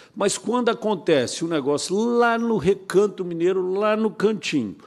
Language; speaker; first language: Portuguese; native; Portuguese